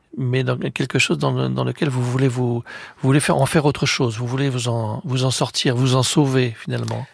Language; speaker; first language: French; native; French